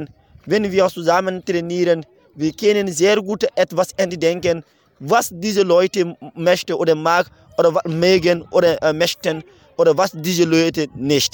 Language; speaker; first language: German; non-native, learner; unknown